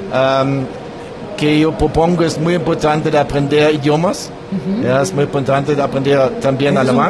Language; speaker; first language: Spanish; non-native, learner; German